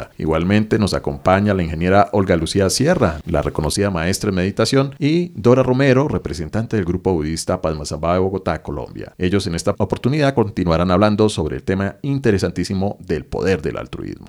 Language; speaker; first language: Spanish; native; Spanish